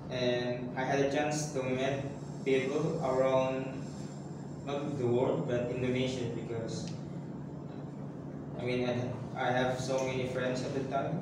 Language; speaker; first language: English; non-native, fluent; Indonesian